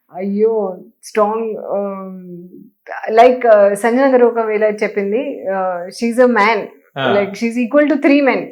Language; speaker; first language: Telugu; non-native, learner; Hindi